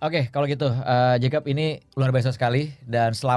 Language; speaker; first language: Indonesian; native; Indonesian